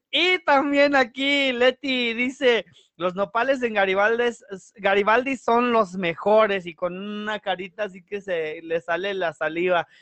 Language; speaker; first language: Spanish; early bilingual, heritage; Spanish